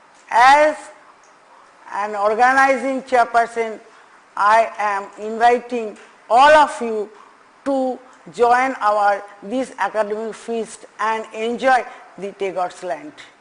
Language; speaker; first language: English; non-native, local second language; Bangla